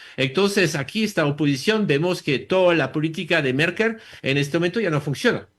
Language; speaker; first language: Spanish; non-native, fluent; French